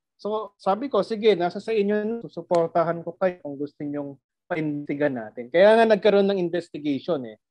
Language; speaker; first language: Filipino; non-native, local second language; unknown